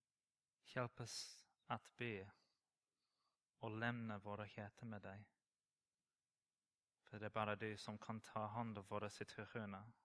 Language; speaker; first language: Swedish; non-native, learner; English